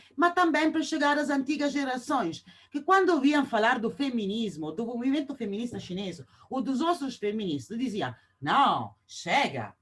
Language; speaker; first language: Portuguese; non-native, fluent; Italian